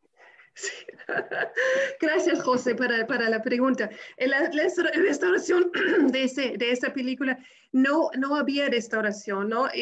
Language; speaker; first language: Spanish; non-native, fluent; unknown